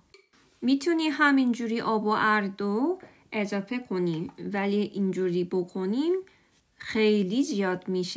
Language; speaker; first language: Persian; non-native, learner; Korean